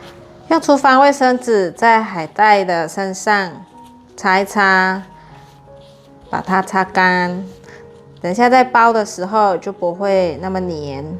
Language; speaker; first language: Chinese; native; Chinese